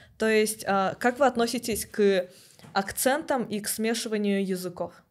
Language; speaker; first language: Russian; native; Russian